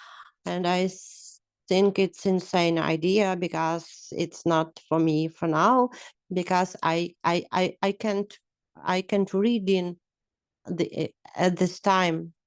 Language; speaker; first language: English; non-native, learner; Ukrainian